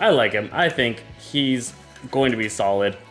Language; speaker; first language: English; native; English